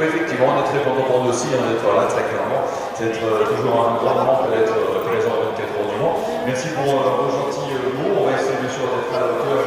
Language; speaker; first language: French; native; French